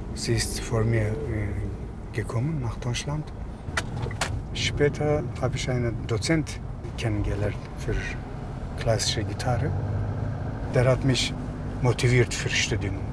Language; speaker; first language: German; non-native, learner; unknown